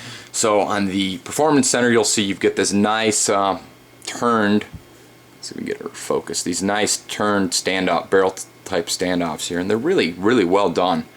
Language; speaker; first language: English; native; English